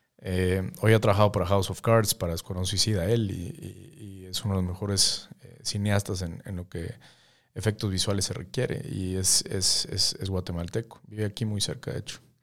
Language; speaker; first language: Spanish; native; Spanish